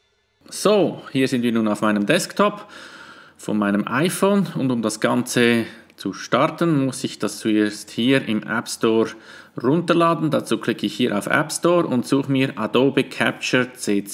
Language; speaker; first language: German; native; German